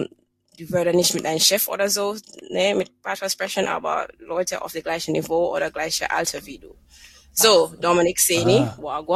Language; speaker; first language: German; non-native, fluent; English